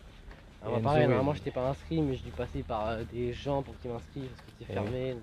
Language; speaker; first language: French; native; French